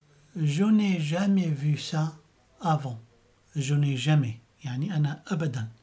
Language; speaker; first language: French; non-native, fluent; Arabic